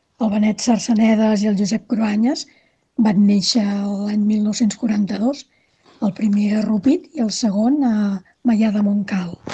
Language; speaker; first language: Catalan; native; Catalan